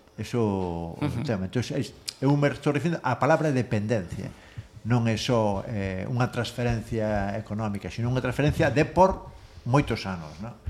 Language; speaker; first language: Galician; non-native, local second language; Spanish